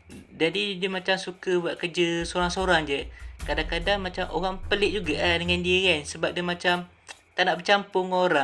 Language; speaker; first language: Malay; native; Malay